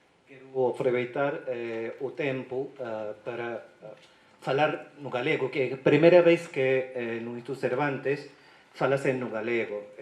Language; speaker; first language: Galician; non-native, learner; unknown